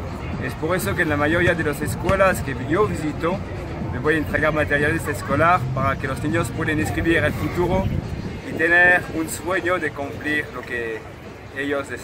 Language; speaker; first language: Spanish; non-native, fluent; French